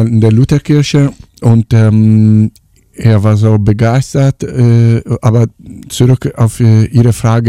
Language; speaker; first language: German; non-native, fluent; Italian